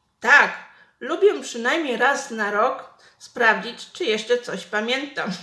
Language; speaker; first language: Polish; native; Polish